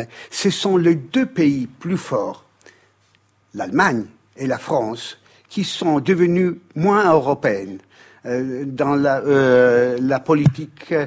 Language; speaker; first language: French; non-native, fluent; Italian